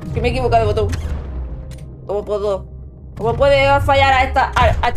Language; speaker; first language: Spanish; native; Spanish